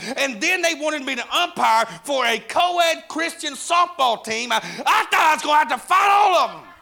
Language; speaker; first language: English; native; English